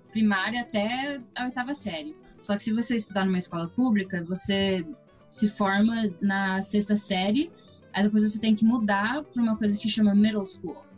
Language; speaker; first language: Portuguese; early bilingual, heritage; English